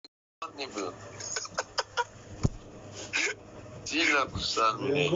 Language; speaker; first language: Russian; non-native, learner; Persian